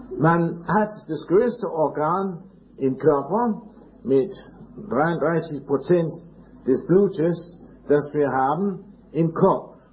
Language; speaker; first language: German; non-native, fluent; English